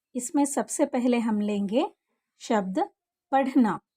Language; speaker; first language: Hindi; non-native, local second language; Kannada